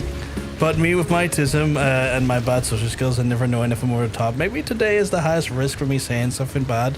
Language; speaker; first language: English; native; English